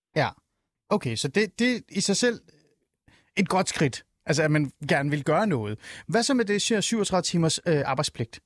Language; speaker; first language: Danish; early bilingual, other home language; Somali